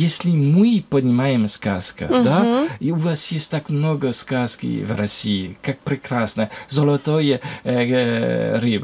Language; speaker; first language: Russian; non-native, learner; French